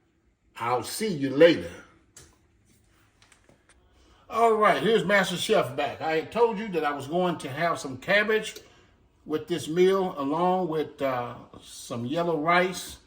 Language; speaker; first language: English; native; English